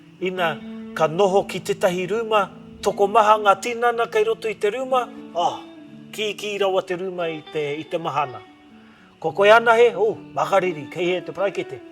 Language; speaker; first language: Māori; non-native, local second language; English